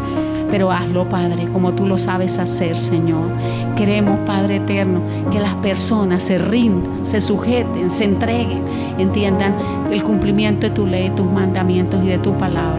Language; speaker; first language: Spanish; native; Spanish